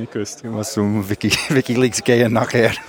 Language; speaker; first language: German; non-native, learner; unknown